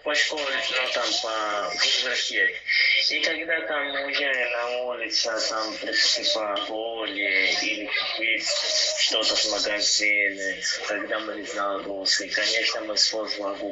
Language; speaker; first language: Russian; non-native, learner; Portuguese